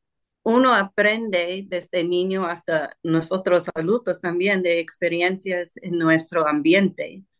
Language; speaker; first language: Spanish; non-native, fluent; English